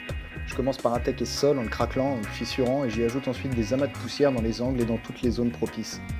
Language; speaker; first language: French; native; French